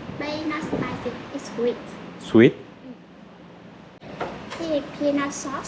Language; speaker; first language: English; non-native, learner; Vietnamese